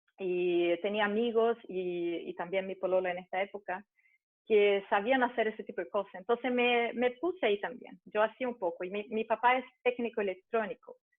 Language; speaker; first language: Spanish; early bilingual, heritage; Spanish